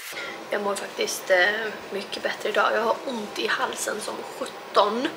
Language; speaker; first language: Swedish; native; Swedish